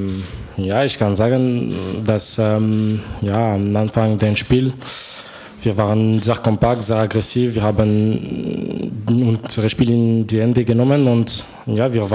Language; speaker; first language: German; non-native, fluent; French